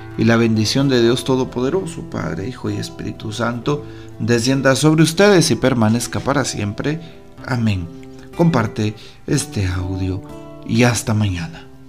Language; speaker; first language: Spanish; native; Spanish